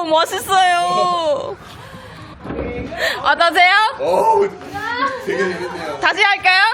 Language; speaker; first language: Korean; non-native, learner; Vietnamese